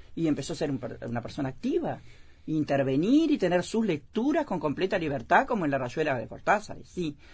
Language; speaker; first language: Spanish; native; Spanish